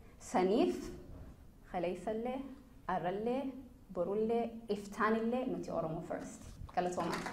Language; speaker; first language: Oromo; early bilingual, heritage; Oromo